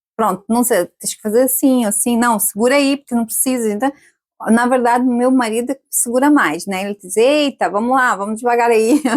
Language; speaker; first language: Portuguese; native; Portuguese